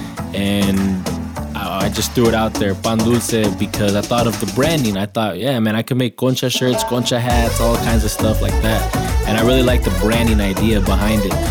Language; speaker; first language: English; native; English